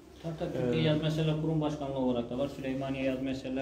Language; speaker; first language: Turkish; native; Turkish